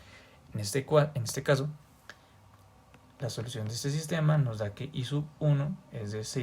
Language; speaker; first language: Spanish; native; Spanish